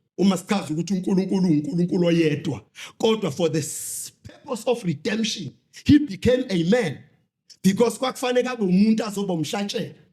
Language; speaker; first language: Zulu; native; Zulu